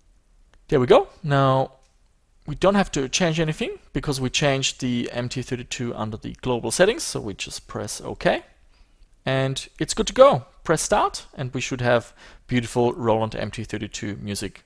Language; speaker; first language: English; native; English